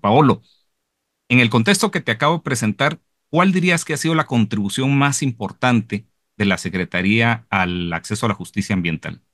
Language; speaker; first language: Spanish; native; Spanish